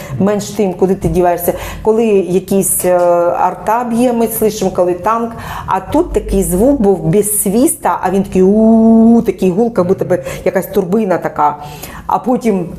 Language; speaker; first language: Ukrainian; non-native, local second language; Russian